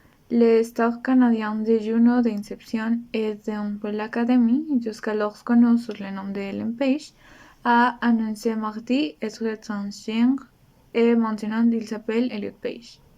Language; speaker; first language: French; non-native, learner; Spanish